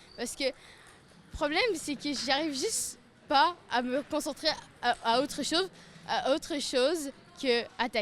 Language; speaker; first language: French; native; French